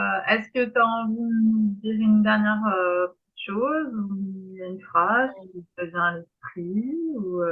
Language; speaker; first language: French; native; French